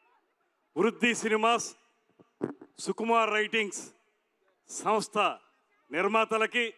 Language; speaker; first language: Telugu; native; Telugu